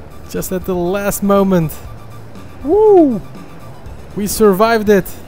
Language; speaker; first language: English; non-native, fluent; Turkish